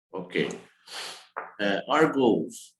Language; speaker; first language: English; non-native, learner; Portuguese